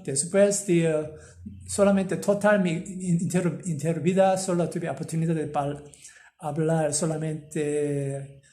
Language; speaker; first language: Spanish; non-native, learner; Korean